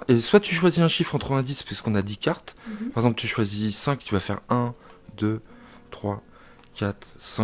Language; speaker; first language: French; native; French